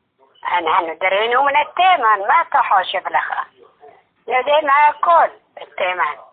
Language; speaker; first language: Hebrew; non-native, fluent; Arabic